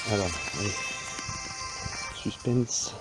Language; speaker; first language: French; native; French